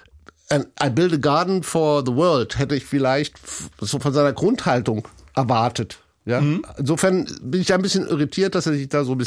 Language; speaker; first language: German; native; German